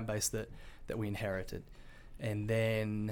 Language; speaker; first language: English; native; English